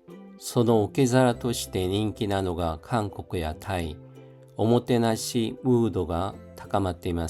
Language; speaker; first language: Japanese; non-native, fluent; Korean